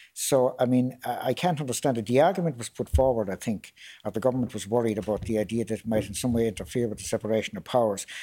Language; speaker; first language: English; native; English